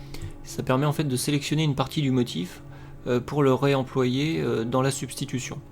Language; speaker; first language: French; native; French